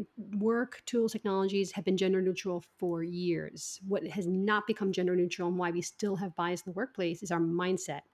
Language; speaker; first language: English; native; English